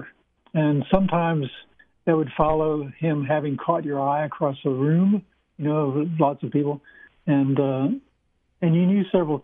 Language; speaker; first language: English; native; English